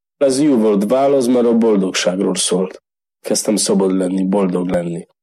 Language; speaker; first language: Hungarian; non-native, learner; Polish